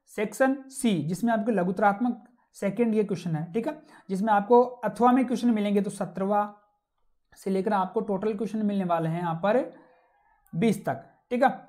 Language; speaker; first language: Hindi; native; Hindi